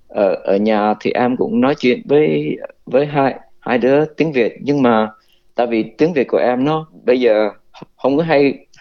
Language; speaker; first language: Vietnamese; early bilingual, heritage; Vietnamese